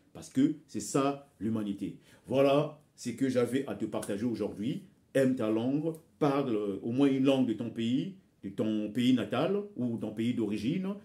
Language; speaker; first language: French; non-native, local second language; Bembe